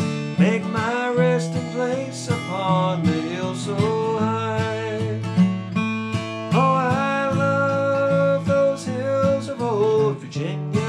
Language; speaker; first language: English; native; English